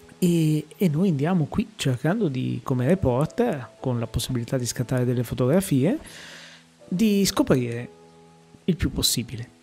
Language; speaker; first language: Italian; native; Italian